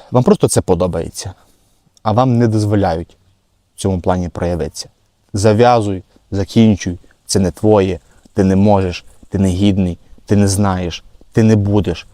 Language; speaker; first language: Ukrainian; non-native, local second language; Russian